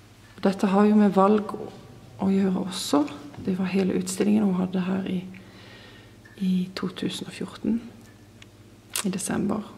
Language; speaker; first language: Norwegian; non-native, fluent; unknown